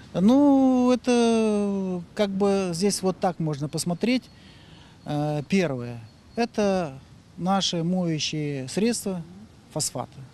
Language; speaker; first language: Russian; native; Russian